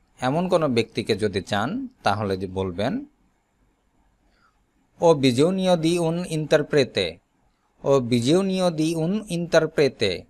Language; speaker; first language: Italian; non-native, learner; Bangla